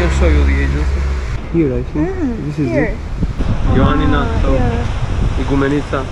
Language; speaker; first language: English; non-native, fluent; Albanian